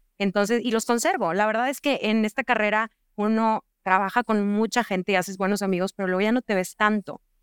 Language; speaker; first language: Spanish; native; Spanish